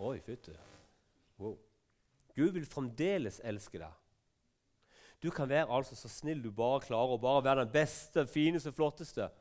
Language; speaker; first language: Norwegian; native; Norwegian